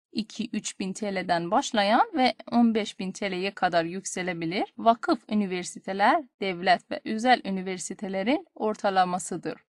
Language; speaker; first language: Turkish; non-native, fluent; Persian